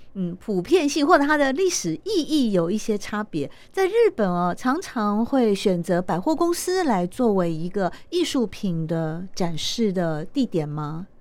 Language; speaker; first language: Chinese; native; Chinese